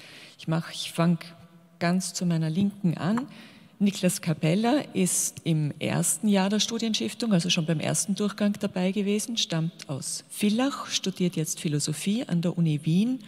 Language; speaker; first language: German; native; German